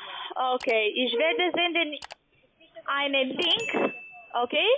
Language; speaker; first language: German; non-native, learner; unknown